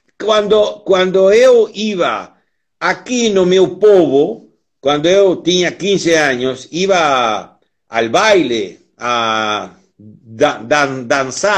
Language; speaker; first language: Portuguese; non-native, learner; Spanish